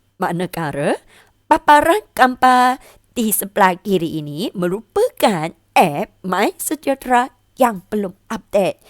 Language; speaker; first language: Malay; non-native, local second language; Chinese